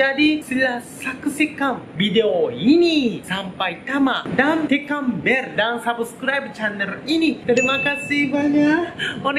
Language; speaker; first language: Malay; non-native, learner; Japanese